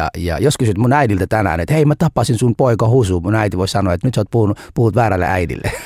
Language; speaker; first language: Finnish; non-native, fluent; Somali